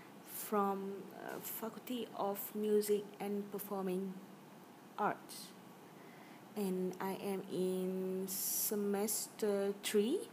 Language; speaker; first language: English; non-native, learner; Malay